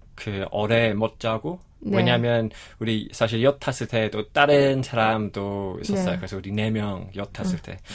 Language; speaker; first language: Korean; non-native, learner; English